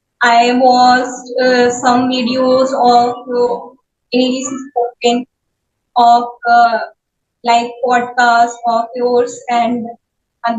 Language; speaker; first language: English; non-native, learner; Hindi